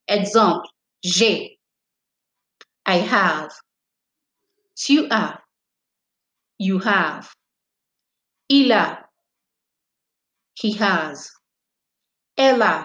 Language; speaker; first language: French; non-native, fluent; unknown